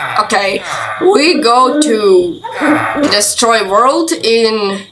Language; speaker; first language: English; non-native, learner; Ukrainian